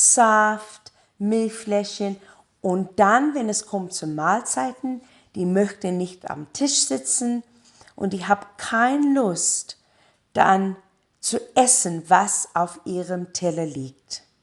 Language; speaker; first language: German; non-native, learner; English